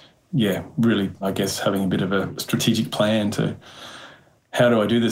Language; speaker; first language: English; native; English